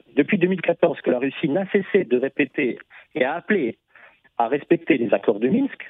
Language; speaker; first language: French; non-native, fluent; Russian